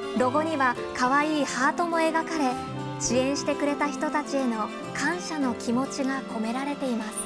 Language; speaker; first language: Japanese; native; Japanese